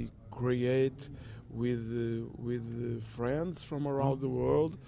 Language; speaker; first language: English; non-native, fluent; Portuguese